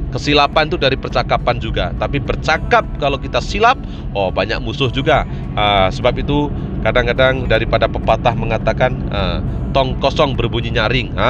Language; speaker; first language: Indonesian; native; Indonesian